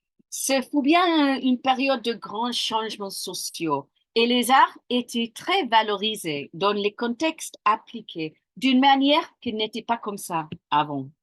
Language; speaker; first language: French; non-native, fluent; English